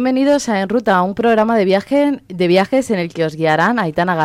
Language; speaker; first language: Spanish; native; Spanish